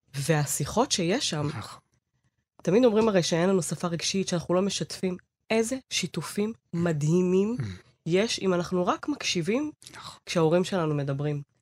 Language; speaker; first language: Hebrew; early bilingual, other home language; Amharic